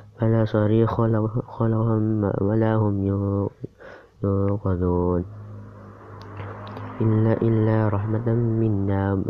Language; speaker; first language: Arabic; non-native, learner; Indonesian